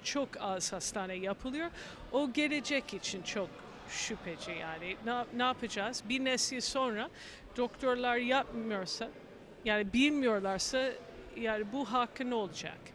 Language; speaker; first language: Turkish; non-native, fluent; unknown